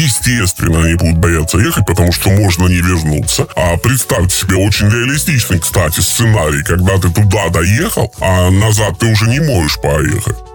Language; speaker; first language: Russian; native; Russian